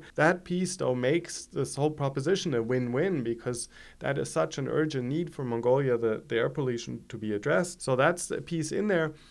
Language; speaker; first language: English; non-native, fluent; German